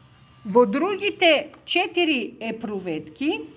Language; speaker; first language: Macedonian; native; Macedonian